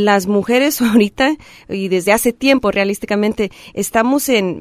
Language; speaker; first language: Spanish; early bilingual, heritage; Spanish